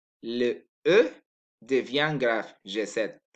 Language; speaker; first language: French; non-native, learner; Spanish